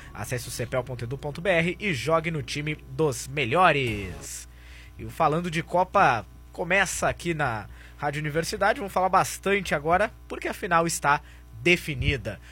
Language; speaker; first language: Portuguese; native; Portuguese